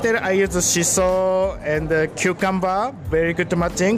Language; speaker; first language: English; non-native, learner; Japanese